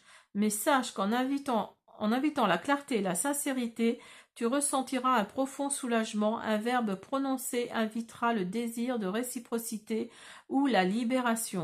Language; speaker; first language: French; native; French